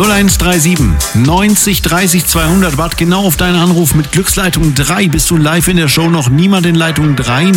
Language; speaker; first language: German; native; German